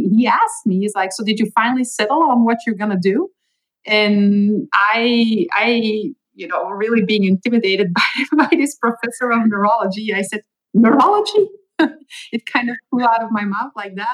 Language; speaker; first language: English; non-native, fluent; Dutch